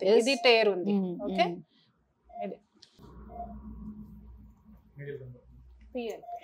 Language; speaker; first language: Telugu; non-native, fluent; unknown